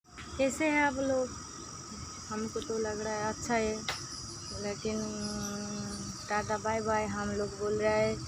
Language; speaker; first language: Hindi; non-native, local second language; Bangla